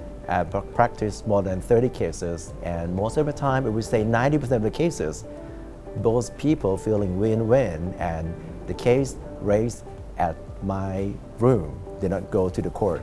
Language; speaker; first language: English; non-native, fluent; Thai